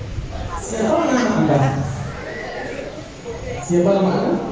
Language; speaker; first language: Indonesian; non-native, learner; Arabic